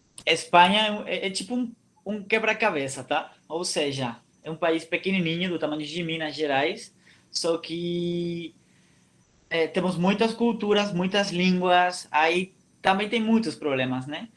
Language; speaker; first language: Portuguese; non-native, fluent; Catalan